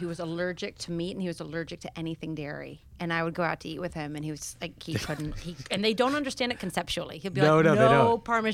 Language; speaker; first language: English; native; English